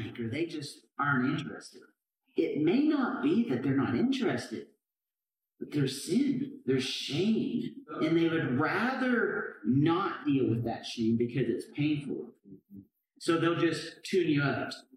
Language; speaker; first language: English; native; English